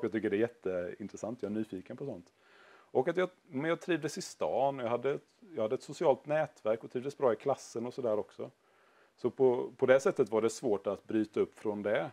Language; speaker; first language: Swedish; native; Swedish